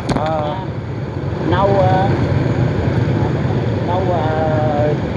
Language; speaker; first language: English; non-native, learner; Vietnamese